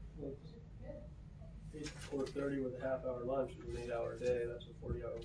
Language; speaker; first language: English; native; English